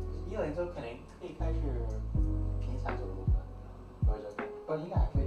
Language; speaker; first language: Chinese; early bilingual, heritage; English